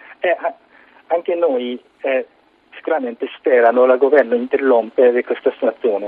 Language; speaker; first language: Italian; non-native, learner; Japanese